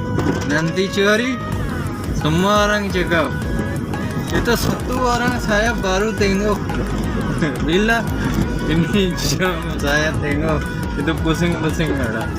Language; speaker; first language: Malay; non-native, learner; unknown